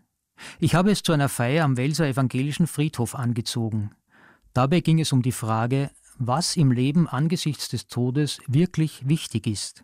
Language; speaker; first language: German; native; German